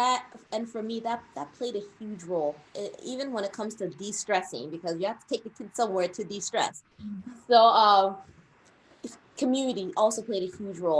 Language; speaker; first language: English; early bilingual, other home language; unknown